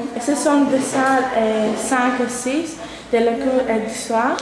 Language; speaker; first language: French; non-native, learner; Greek